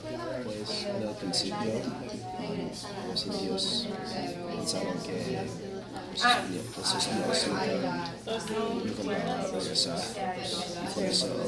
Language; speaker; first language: Spanish; non-native, fluent; English